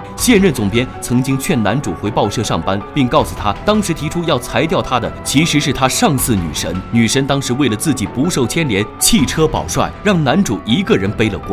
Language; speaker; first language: Chinese; native; Chinese